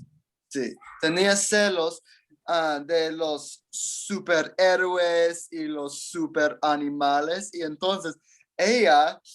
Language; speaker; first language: Spanish; non-native, learner; English